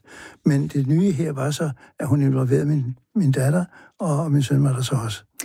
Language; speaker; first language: Danish; native; Danish